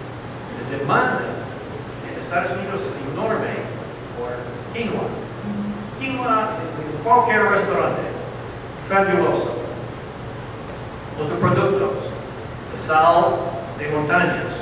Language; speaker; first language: Spanish; non-native, learner; English